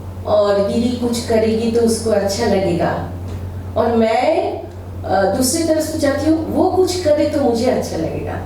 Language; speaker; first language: Hindi; non-native, local second language; Bangla